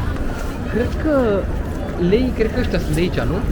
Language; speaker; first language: Romanian; native; Romanian